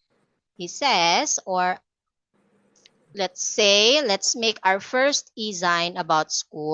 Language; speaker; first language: English; non-native, fluent; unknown